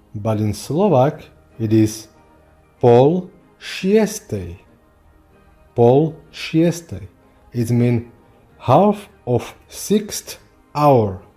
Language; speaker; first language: English; non-native, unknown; Slovak